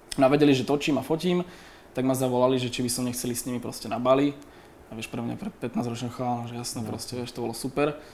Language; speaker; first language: Slovak; native; Slovak